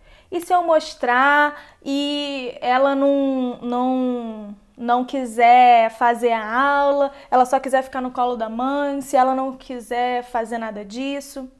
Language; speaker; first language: Portuguese; native; Portuguese